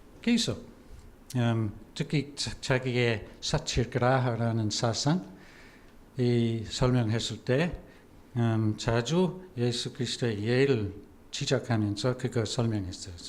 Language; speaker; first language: Korean; non-native, fluent; English